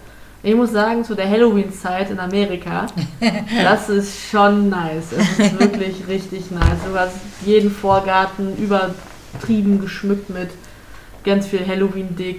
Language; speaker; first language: German; native; German